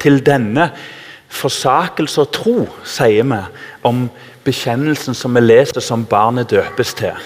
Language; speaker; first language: Norwegian; native; Norwegian